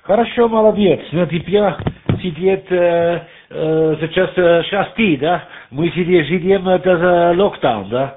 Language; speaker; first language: Russian; non-native, learner; German